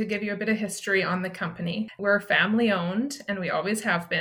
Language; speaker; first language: English; native; English